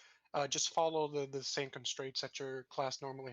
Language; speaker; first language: English; native; English